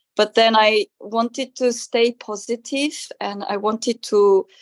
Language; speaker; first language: English; non-native, fluent; Korean